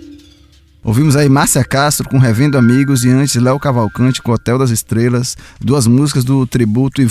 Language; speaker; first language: Portuguese; native; Portuguese